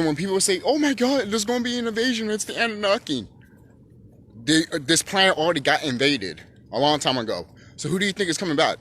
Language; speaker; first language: English; native; English